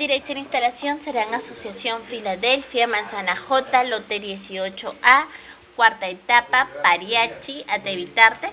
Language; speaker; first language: Spanish; native; Spanish